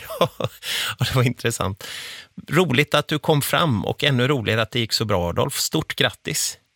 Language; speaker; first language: Swedish; native; Swedish